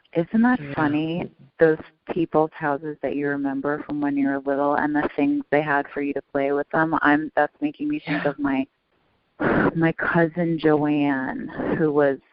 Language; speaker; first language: English; native; English